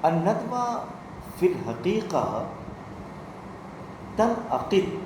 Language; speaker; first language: Arabic; non-native, fluent; Urdu